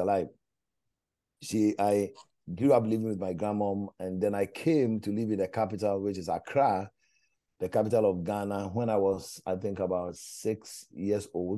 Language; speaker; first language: English; non-native, local second language; Akan